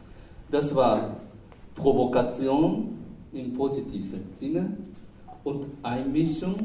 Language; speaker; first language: German; non-native, fluent; Japanese